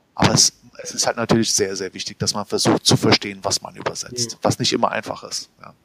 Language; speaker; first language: German; native; German